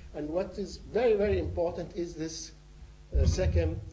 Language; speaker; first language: English; non-native, fluent; Arabic